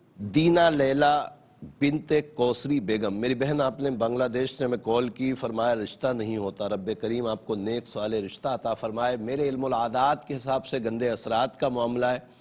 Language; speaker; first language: Urdu; native; Urdu